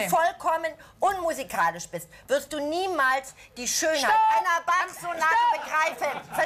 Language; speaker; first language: German; native; German